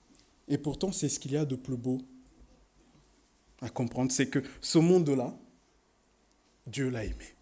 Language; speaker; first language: French; native; French